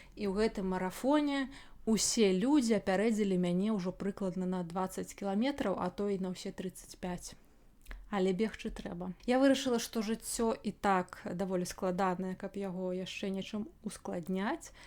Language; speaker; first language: Belarusian; native; Belarusian